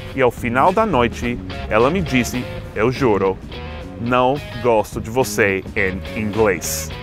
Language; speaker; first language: Portuguese; non-native, fluent; English